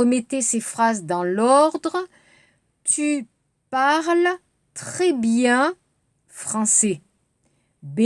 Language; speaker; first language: French; native; French